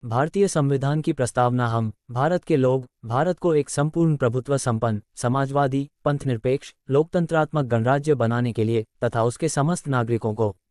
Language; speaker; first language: Hindi; native; Hindi